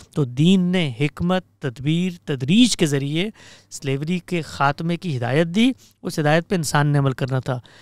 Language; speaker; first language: Urdu; native; Urdu